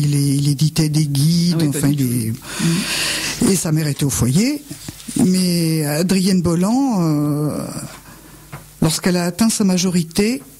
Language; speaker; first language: French; native; French